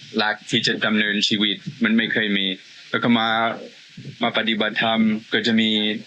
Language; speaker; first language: Thai; non-native, fluent; Swedish